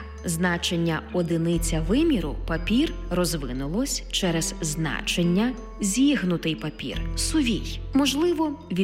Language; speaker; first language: Ukrainian; native; Ukrainian